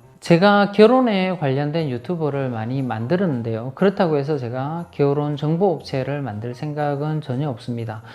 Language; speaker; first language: Korean; native; Korean